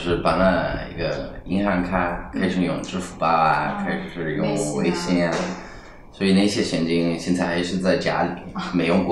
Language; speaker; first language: Chinese; non-native, fluent; Italian